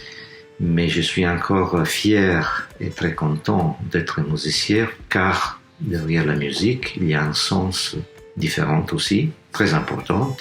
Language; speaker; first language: French; non-native, fluent; Italian